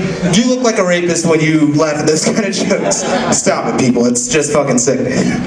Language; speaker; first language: English; native; English